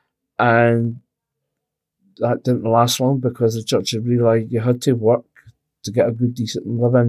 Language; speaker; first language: English; native; English